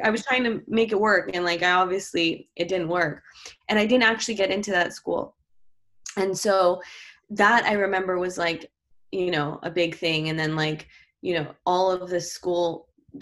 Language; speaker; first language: English; native; English